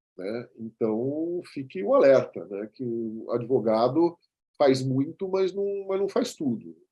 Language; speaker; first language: Portuguese; native; Portuguese